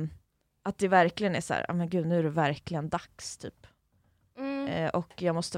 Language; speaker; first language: Swedish; native; Swedish